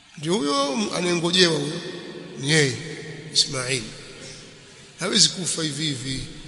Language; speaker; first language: Swahili; native; Swahili